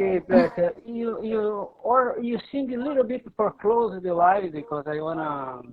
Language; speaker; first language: English; non-native, learner; Portuguese